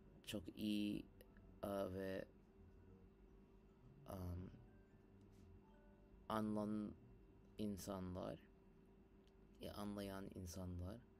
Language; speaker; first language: Turkish; non-native, learner; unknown